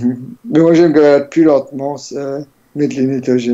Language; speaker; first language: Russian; non-native, learner; French